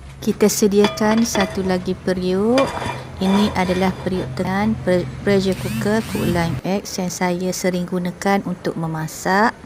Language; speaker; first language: Malay; native; Malay